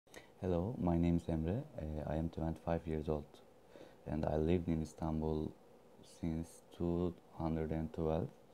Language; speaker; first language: English; non-native, learner; Turkish